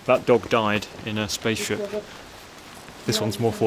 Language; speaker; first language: English; native; English